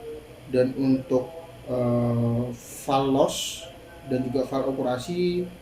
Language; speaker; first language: Indonesian; native; Indonesian